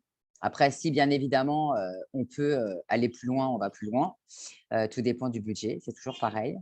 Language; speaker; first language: French; native; French